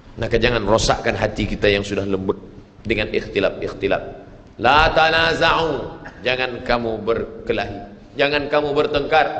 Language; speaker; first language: Malay; native; Malay